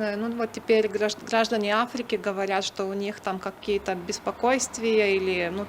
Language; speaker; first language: Russian; non-native, fluent; Lithuanian